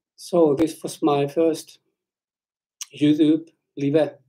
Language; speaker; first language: English; non-native, learner; Finnish